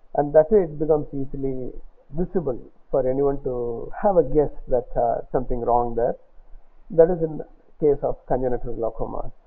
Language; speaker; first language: English; non-native, local second language; Tamil